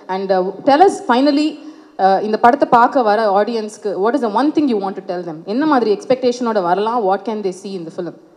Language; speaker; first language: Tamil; native; Tamil